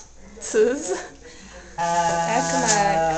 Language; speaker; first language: Turkish; non-native, learner; English